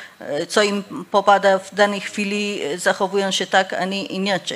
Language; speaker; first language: Polish; non-native, fluent; Persian